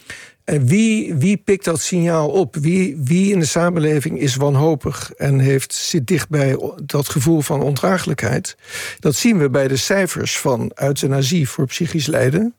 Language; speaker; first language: Dutch; native; Dutch